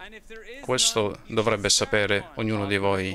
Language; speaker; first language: Italian; non-native, fluent; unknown